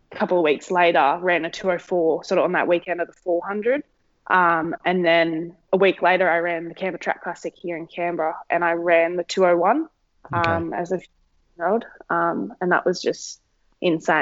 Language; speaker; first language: English; native; English